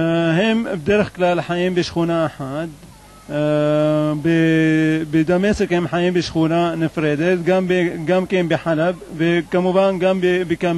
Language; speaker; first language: Hebrew; non-native, fluent; Arabic